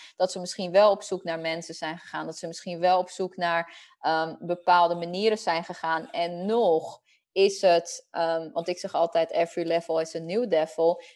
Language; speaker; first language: Dutch; early bilingual, other home language; Spanish